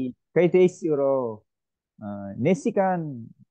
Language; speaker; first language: Korean; non-native, learner; Vietnamese